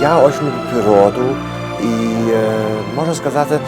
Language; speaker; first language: Russian; non-native, learner; Polish